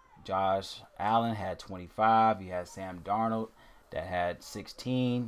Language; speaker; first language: English; native; English